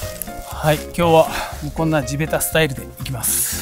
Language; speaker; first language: Japanese; native; Japanese